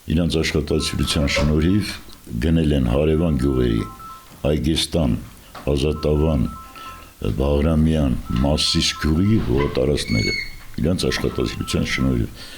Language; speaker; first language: Armenian; native; Armenian